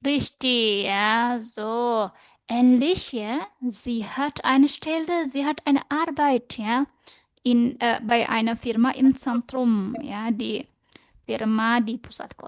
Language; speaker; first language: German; non-native, fluent; Indonesian